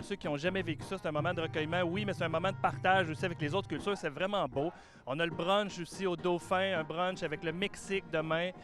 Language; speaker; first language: French; native; French